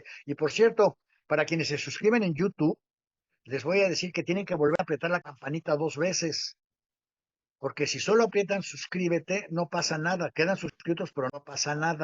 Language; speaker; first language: Spanish; native; Spanish